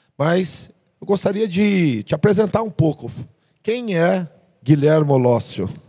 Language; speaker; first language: Portuguese; native; Portuguese